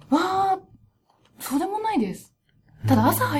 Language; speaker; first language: Japanese; native; Japanese